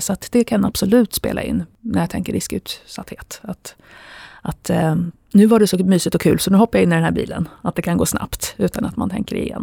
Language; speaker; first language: Swedish; native; Swedish